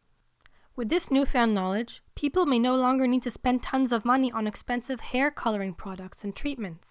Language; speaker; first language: English; native; English